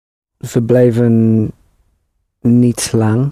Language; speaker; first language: Dutch; non-native, learner; English